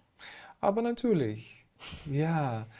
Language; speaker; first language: German; non-native, fluent; Ukrainian